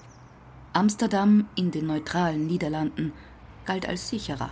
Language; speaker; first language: German; native; German